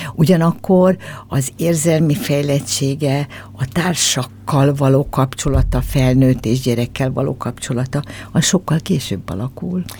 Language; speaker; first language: Hungarian; native; Hungarian